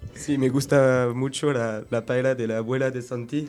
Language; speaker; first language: Spanish; non-native, learner; French